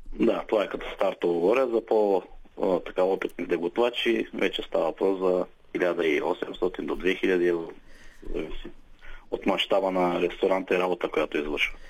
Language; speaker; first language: Bulgarian; native; Bulgarian